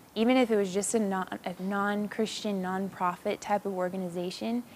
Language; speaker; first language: English; native; English